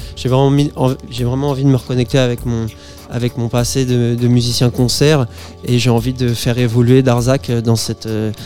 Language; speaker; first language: French; native; French